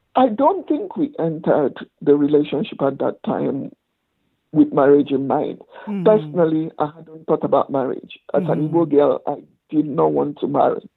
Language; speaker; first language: English; non-native, local second language; Igbo